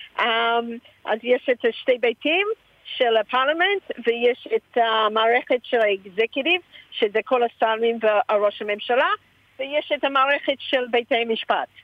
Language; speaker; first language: Hebrew; early bilingual, heritage; Hebrew